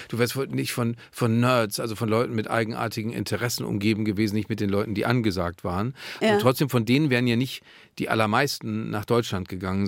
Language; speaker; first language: German; native; German